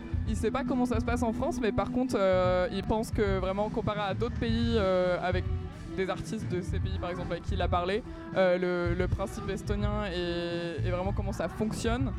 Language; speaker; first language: French; native; French